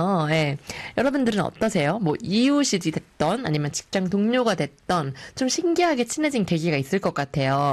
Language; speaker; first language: Korean; native; Korean